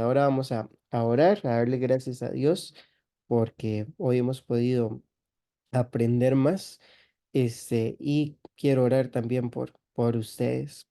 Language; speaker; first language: Spanish; native; Spanish